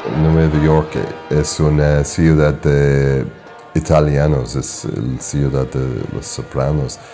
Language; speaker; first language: Spanish; non-native, learner; English